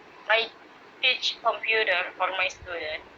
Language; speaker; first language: English; non-native, learner; Indonesian